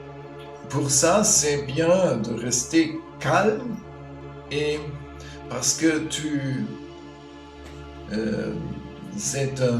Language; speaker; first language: French; non-native, fluent; German